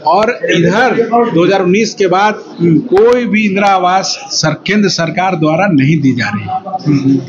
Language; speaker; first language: Hindi; native; Hindi